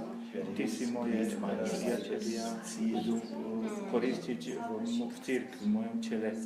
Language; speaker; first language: Slovak; non-native, learner; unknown